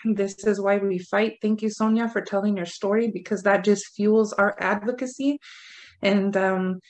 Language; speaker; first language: English; native; English